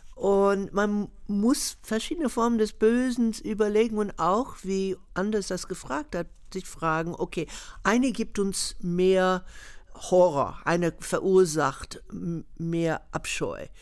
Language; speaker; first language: German; non-native, fluent; English